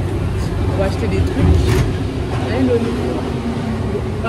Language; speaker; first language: French; native; French